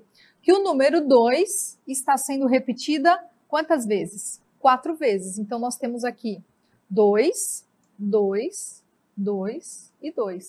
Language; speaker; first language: Portuguese; native; Portuguese